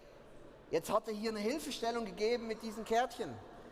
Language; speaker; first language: German; native; German